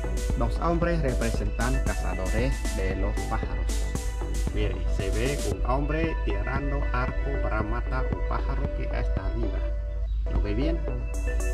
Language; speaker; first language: Spanish; non-native, fluent; Khmer